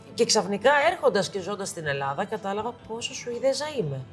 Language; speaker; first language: Greek; early bilingual, heritage; Greek